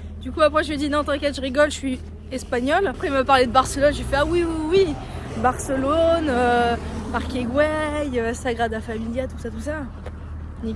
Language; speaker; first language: French; native; French